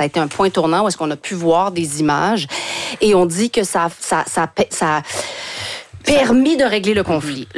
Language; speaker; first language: French; native; French